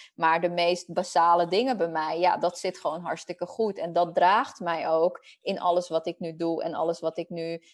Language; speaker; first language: Dutch; early bilingual, other home language; Spanish